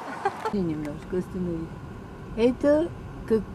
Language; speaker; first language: Russian; non-native, learner; French